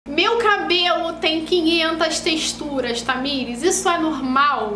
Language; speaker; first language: Portuguese; native; Portuguese